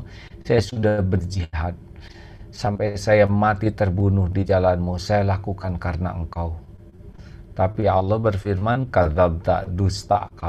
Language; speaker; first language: Indonesian; native; Indonesian